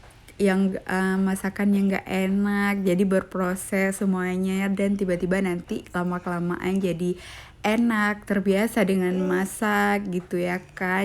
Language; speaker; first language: Indonesian; native; Indonesian